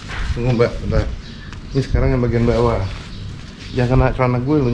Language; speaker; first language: Indonesian; native; Indonesian